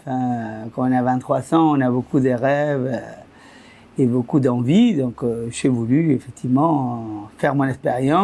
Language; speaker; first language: French; non-native, fluent; Spanish